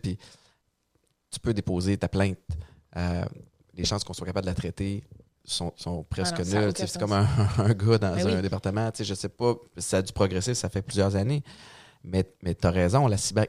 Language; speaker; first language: French; native; French